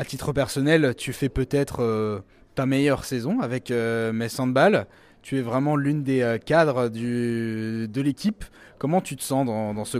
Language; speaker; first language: French; native; French